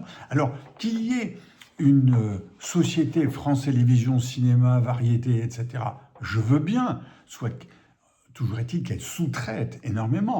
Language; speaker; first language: French; native; French